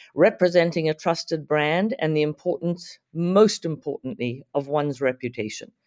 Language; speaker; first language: English; native; English